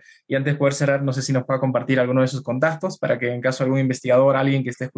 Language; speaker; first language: Spanish; native; Spanish